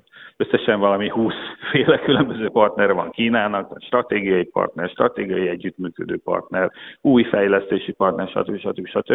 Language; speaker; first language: Hungarian; native; Hungarian